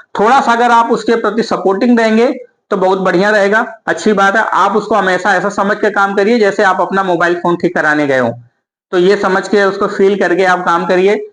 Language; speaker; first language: Hindi; native; Hindi